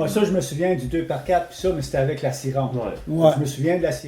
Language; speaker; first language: French; native; French